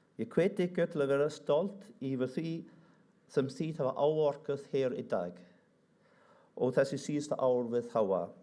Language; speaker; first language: Icelandic; non-native, fluent; English